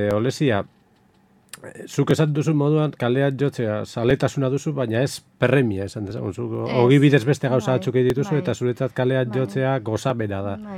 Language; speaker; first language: Basque; native; Basque